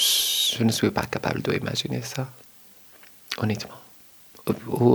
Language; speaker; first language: French; non-native, learner; Arabic